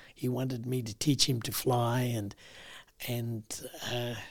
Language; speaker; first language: English; native; English